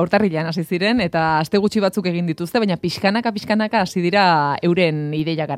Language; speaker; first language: Basque; native; Basque